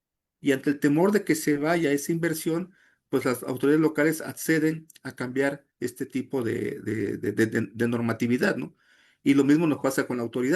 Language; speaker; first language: Spanish; native; Spanish